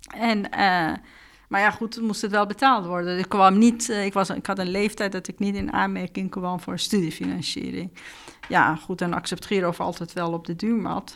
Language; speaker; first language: Dutch; non-native, fluent; Persian